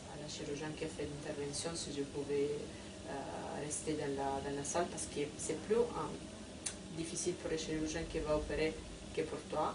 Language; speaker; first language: French; non-native, fluent; Italian